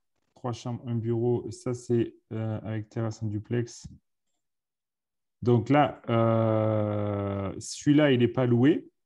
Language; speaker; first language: French; native; French